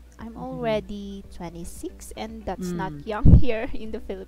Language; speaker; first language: English; non-native, fluent; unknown